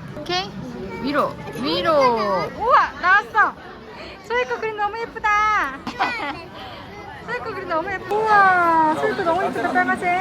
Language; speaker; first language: Korean; native; Korean